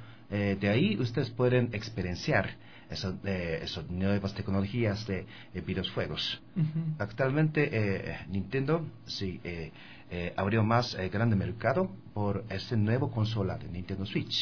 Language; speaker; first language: Spanish; non-native, learner; Japanese